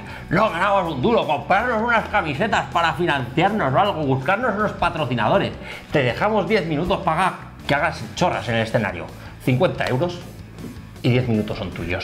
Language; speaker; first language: Spanish; native; Spanish